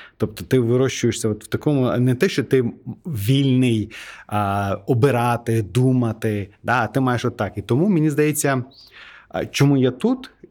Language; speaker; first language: Ukrainian; non-native, fluent; Azerbaijani